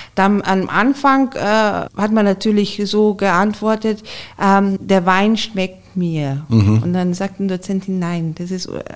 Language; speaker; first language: German; non-native, fluent; Hungarian